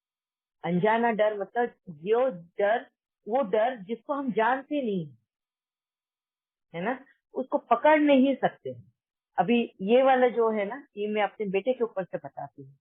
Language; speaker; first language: Hindi; native; Hindi